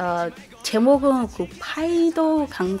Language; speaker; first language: Korean; non-native, fluent; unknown